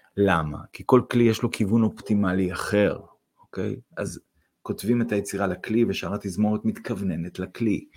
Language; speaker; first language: Hebrew; non-native, fluent; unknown